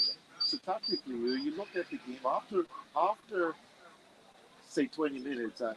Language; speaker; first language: English; native; English